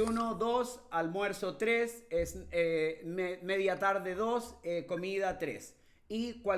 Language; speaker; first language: Spanish; native; Spanish